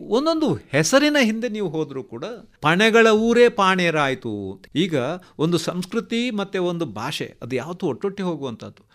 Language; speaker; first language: Kannada; non-native, local second language; Tulu